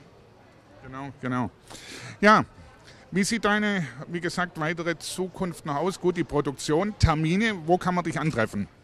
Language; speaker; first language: German; native; German